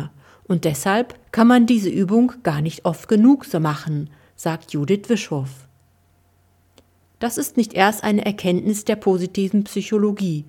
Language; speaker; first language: German; native; German